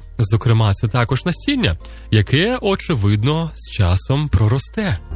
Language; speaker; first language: Ukrainian; native; Ukrainian